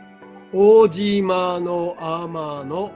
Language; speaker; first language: Japanese; native; Japanese